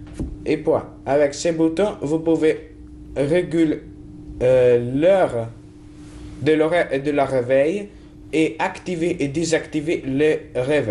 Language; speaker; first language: French; non-native, learner; Italian